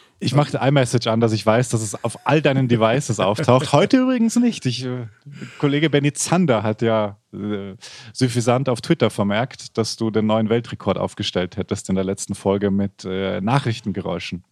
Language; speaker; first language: German; native; German